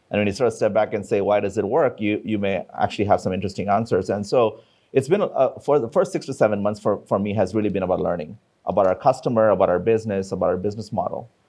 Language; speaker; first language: English; non-native, local second language; Tamil